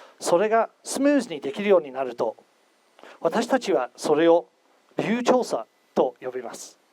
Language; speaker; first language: Japanese; non-native, fluent; English